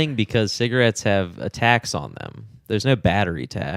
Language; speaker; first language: English; native; English